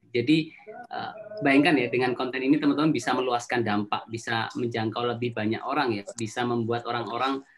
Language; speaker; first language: Indonesian; native; Indonesian